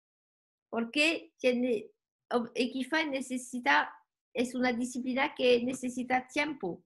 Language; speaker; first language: Spanish; non-native, learner; French